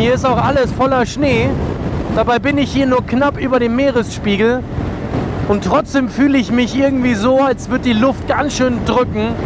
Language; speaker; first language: German; native; German